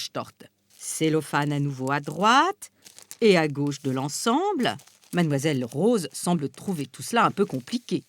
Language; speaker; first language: French; native; French